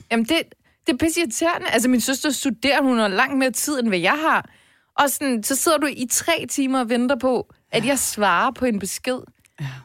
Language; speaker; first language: Danish; native; Danish